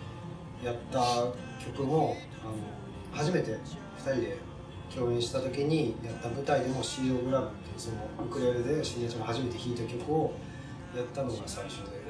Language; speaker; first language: Japanese; native; Japanese